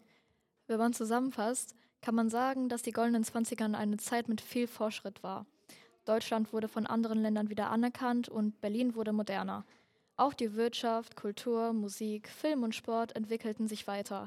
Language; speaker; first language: German; native; German